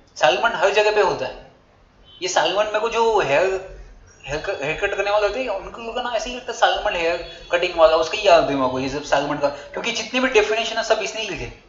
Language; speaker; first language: Hindi; non-native, local second language; Marathi